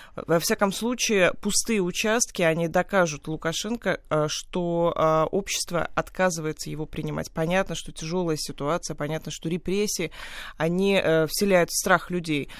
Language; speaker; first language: Russian; native; Russian